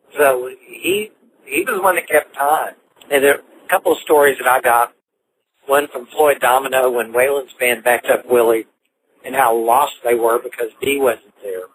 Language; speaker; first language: English; native; English